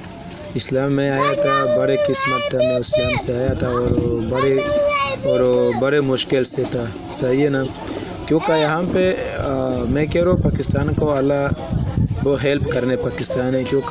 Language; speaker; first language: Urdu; non-native, learner; Swahili